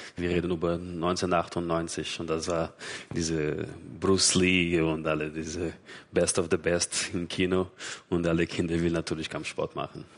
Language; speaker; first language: German; non-native, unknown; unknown